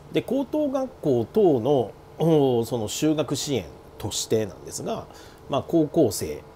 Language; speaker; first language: Japanese; native; Japanese